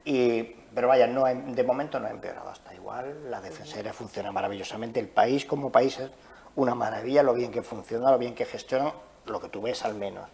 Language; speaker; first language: Spanish; native; Spanish